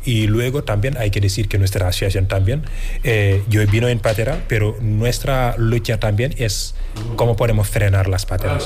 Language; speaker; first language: Spanish; non-native, fluent; Wolof